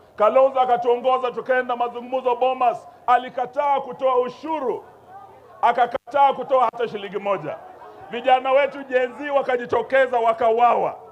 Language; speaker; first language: Swahili; non-native, local second language; Luyia